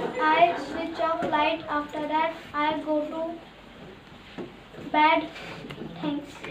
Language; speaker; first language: English; non-native, learner; Hindi